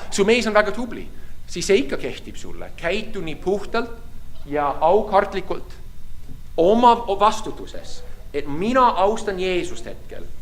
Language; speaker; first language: Estonian; early bilingual, heritage; Estonian